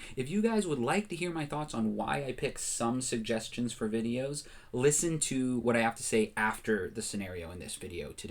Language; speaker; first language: English; native; English